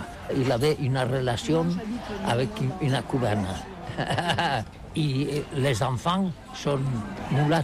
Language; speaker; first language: French; non-native, learner; Catalan